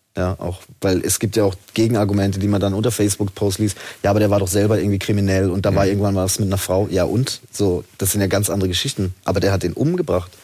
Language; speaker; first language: German; native; German